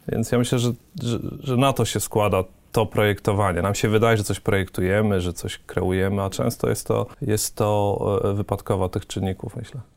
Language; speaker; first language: Polish; native; Polish